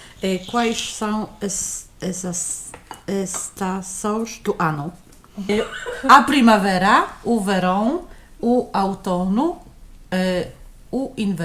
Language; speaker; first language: Portuguese; non-native, learner; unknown